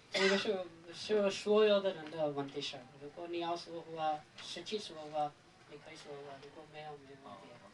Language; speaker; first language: Chinese; non-native, learner; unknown